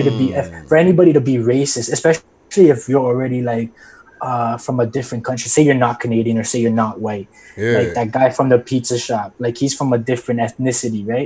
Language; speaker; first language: English; native; English